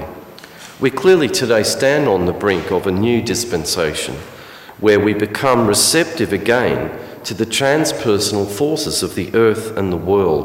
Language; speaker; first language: English; native; English